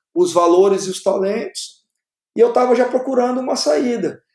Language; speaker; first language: Portuguese; native; Portuguese